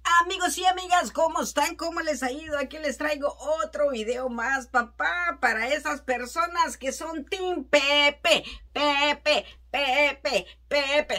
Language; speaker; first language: Spanish; native; Spanish